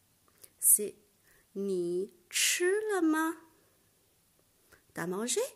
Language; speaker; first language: French; non-native, fluent; Chinese